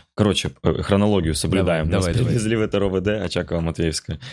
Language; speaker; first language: Russian; native; Russian